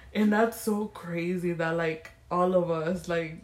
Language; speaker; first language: English; early bilingual, other home language; Spanish